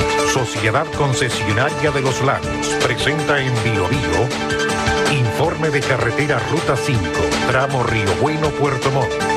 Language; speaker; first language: Spanish; native; Spanish